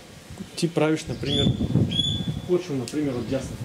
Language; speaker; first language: Bulgarian; non-native, learner; Russian